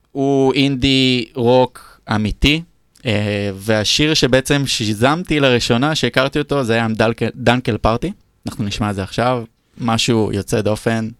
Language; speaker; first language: Hebrew; native; Hebrew